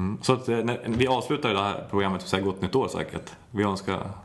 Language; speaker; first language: Swedish; native; Swedish